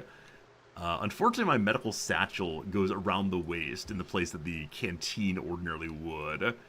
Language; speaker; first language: English; native; English